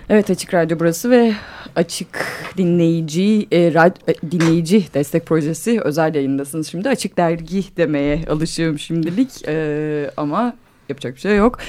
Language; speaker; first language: Turkish; native; Turkish